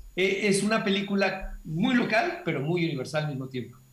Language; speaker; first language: Spanish; native; Spanish